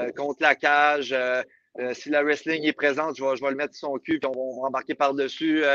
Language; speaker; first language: French; native; French